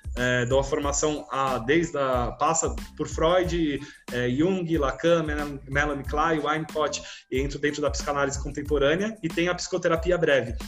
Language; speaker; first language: Portuguese; native; Portuguese